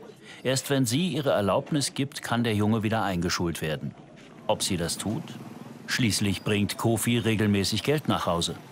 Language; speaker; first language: German; native; German